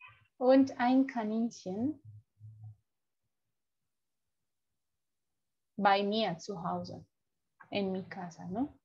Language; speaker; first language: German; non-native, fluent; Spanish